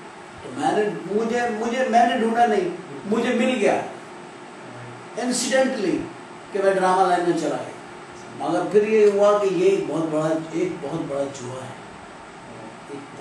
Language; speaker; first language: Urdu; native; Urdu